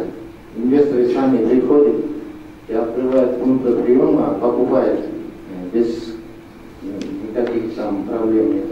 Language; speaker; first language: Russian; non-native, local second language; Kyrgyz